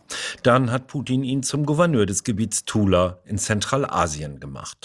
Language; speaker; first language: German; native; German